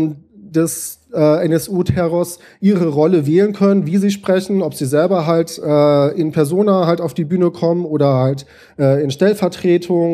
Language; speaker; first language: German; native; German